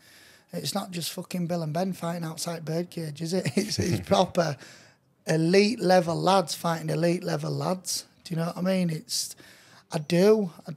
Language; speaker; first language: English; native; English